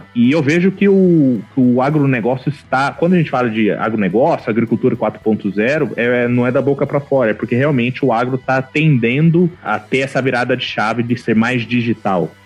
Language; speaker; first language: Portuguese; native; Portuguese